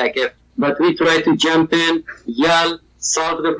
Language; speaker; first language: English; non-native, learner; Persian